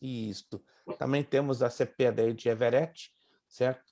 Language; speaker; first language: Portuguese; native; Portuguese